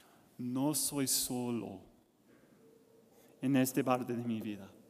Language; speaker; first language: Spanish; non-native, learner; English